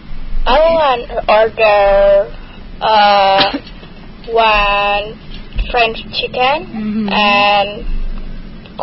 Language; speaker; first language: English; non-native, learner; Indonesian